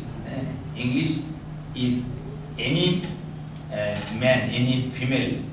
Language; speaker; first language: English; non-native, learner; Bangla